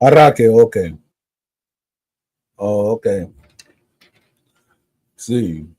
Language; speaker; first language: Spanish; early bilingual, heritage; Spanish